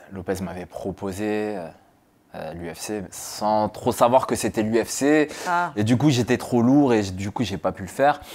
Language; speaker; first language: French; native; French